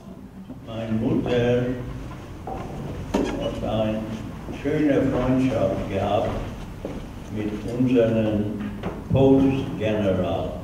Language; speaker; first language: German; non-native, learner; Hungarian